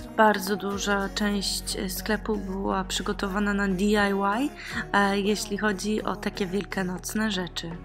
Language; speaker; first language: Polish; early bilingual, heritage; Polish